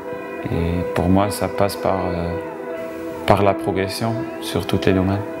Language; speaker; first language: French; non-native, local second language; German